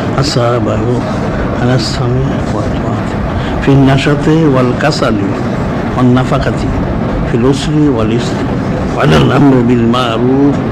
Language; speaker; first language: Arabic; non-native, fluent; Bangla